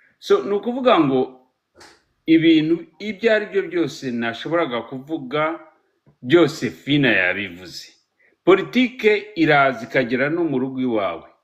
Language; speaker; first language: Kinyarwanda; early bilingual, heritage; Kinyarwanda